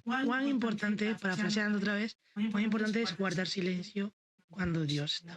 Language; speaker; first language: Spanish; native; Spanish